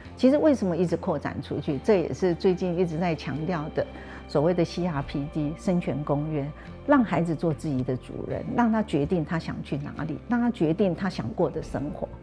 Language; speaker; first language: Chinese; non-native, local second language; Hakka Chinese